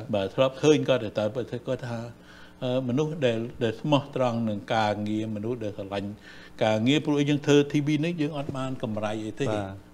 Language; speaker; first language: Khmer; native; Khmer